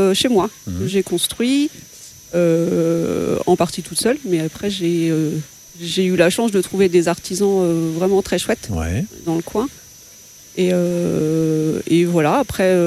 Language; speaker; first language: French; native; French